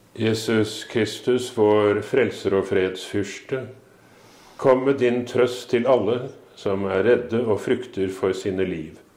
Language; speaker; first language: Norwegian; native; Norwegian